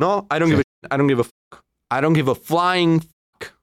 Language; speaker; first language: English; non-native, fluent; Czech